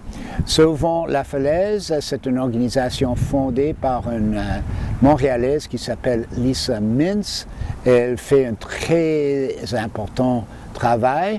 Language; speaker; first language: French; non-native, local second language; English